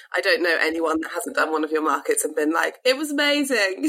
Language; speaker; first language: English; native; English